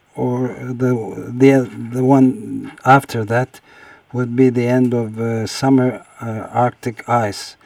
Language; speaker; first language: English; non-native, fluent; Turkish